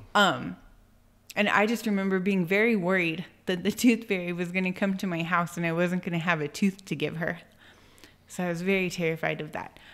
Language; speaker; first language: English; native; English